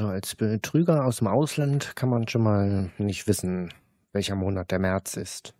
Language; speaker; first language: German; native; German